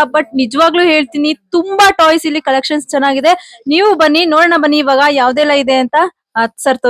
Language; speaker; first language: Kannada; native; Kannada